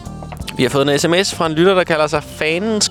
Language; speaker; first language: Danish; native; Danish